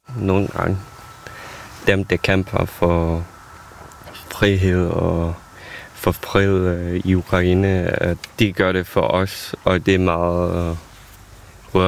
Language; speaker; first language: Danish; non-native, fluent; Ukrainian